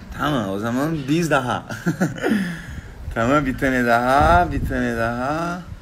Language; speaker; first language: Turkish; non-native, learner; Portuguese